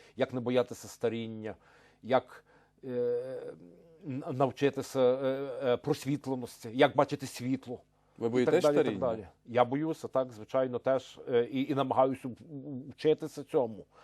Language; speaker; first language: Ukrainian; native; Ukrainian